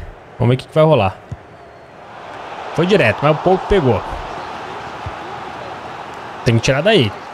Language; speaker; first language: Portuguese; native; Portuguese